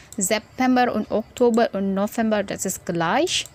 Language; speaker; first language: German; non-native, fluent; Indonesian